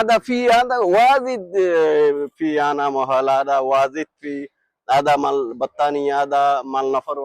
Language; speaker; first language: Arabic; non-native, learner; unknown